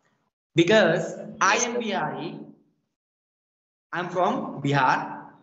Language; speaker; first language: English; non-native, learner; Hindi